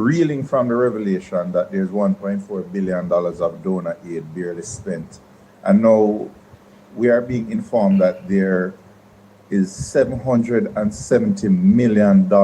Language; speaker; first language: English; native; English